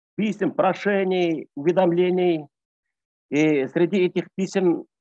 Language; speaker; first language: Russian; non-native, local second language; Bashkir